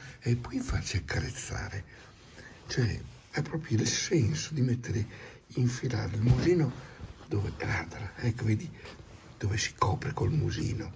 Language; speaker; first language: Italian; native; Italian